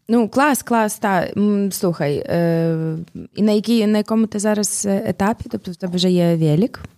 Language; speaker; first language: Ukrainian; native; Ukrainian